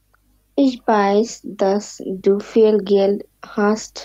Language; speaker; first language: German; non-native, learner; Bangla